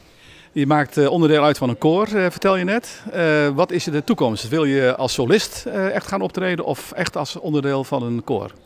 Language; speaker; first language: Dutch; native; Dutch